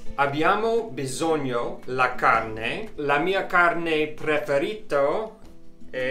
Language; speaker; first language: Italian; non-native, learner; English